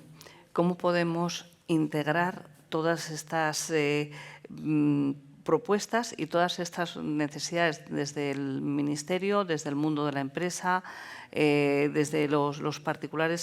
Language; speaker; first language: Spanish; native; Spanish